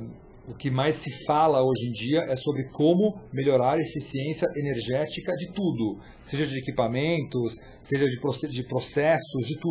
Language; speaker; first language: Portuguese; native; Portuguese